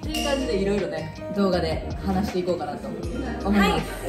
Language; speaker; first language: Japanese; native; Japanese